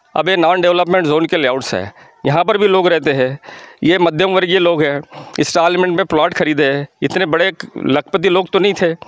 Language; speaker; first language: Hindi; non-native, local second language; Marathi